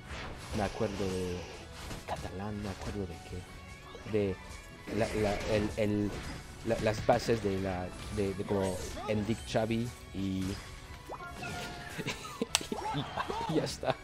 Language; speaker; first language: Spanish; non-native, learner; French